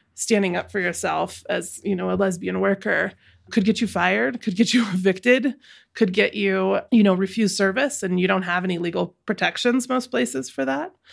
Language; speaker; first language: English; native; English